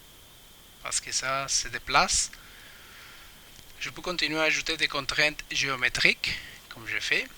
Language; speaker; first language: French; non-native, fluent; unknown